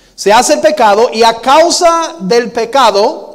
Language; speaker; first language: Spanish; non-native, fluent; English